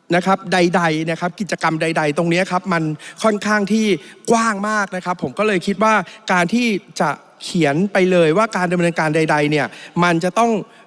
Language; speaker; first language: Thai; native; Thai